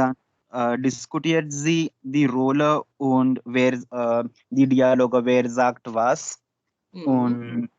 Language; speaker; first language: German; non-native, learner; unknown